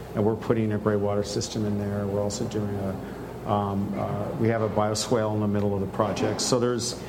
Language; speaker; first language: English; native; English